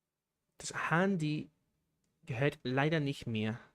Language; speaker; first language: German; non-native, learner; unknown